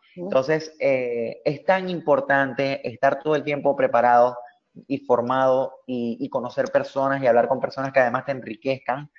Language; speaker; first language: Spanish; native; Spanish